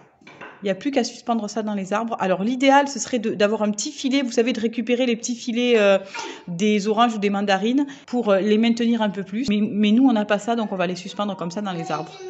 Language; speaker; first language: French; native; French